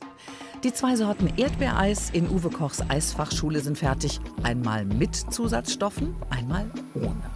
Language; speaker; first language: German; native; German